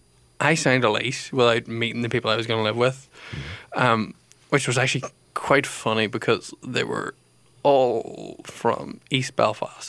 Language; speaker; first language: English; native; English